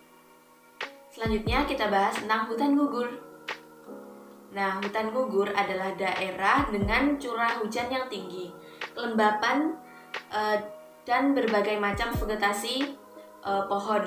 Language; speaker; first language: Indonesian; native; Indonesian